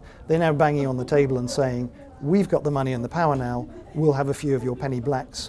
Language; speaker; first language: English; native; English